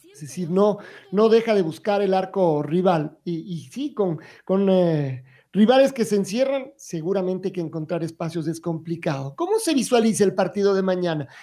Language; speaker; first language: Spanish; native; Spanish